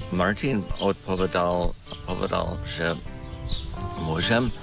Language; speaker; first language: Slovak; non-native, learner; English